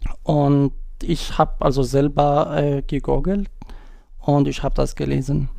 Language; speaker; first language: German; non-native, learner; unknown